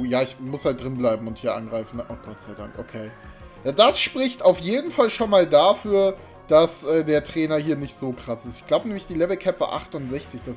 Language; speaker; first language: German; native; German